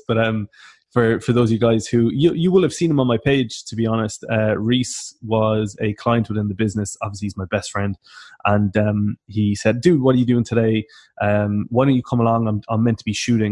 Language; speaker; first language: English; native; English